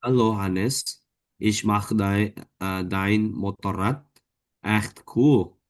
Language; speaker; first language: German; non-native, learner; Indonesian